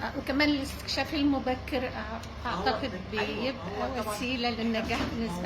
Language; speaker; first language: Arabic; native; Arabic